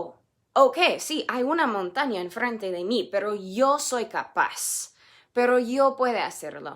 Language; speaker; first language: Spanish; non-native, fluent; English